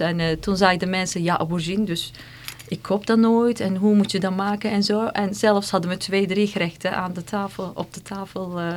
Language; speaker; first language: Dutch; non-native, fluent; Turkish